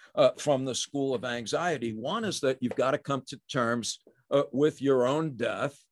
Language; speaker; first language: English; native; English